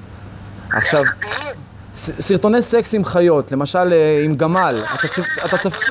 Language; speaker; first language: Hebrew; native; Hebrew